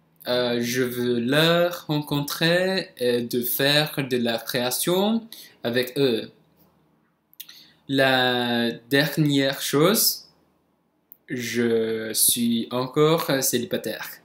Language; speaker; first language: French; non-native, learner; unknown